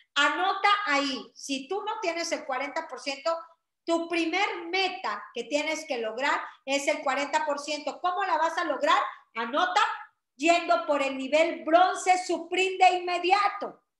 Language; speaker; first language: Spanish; native; Spanish